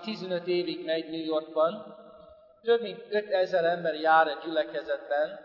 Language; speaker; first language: Hungarian; non-native, fluent; English